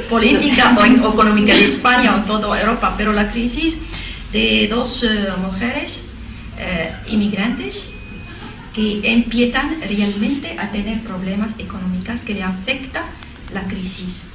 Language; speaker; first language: Spanish; non-native, learner; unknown